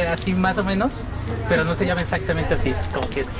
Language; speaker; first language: Spanish; native; Spanish